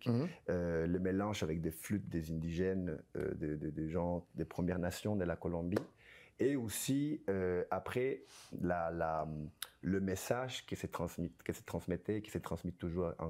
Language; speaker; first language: French; non-native, fluent; Spanish